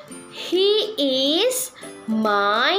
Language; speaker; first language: English; non-native, learner; Indonesian